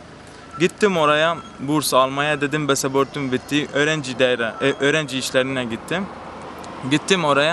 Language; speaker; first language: Turkish; non-native, learner; Arabic